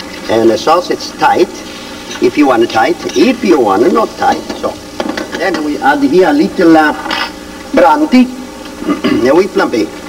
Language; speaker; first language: English; non-native, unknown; Italian